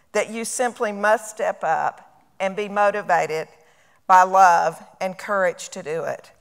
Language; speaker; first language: English; native; English